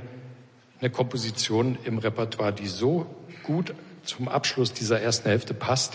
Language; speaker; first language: German; native; German